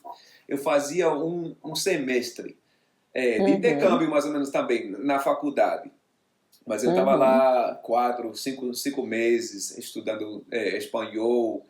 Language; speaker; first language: Portuguese; non-native, fluent; English